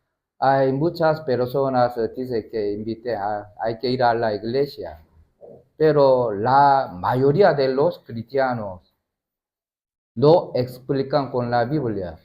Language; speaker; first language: Spanish; non-native, learner; Korean